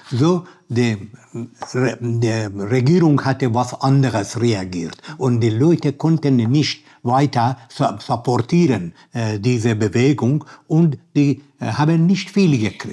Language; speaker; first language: German; non-native, learner; Persian